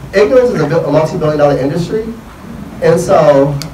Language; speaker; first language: English; native; English